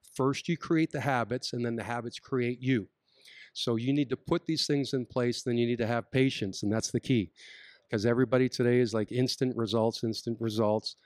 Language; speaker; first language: English; native; English